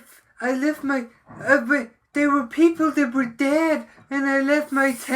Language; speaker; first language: English; native; English